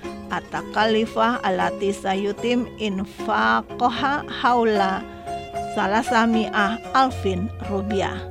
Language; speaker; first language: Arabic; non-native, fluent; Indonesian